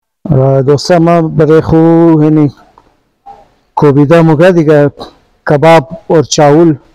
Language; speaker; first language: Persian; early bilingual, heritage; Persian